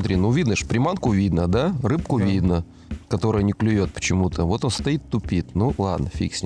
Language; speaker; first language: Russian; native; Russian